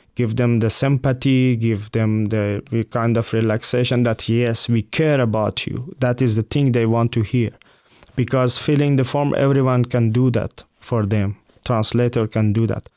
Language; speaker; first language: English; non-native, fluent; Persian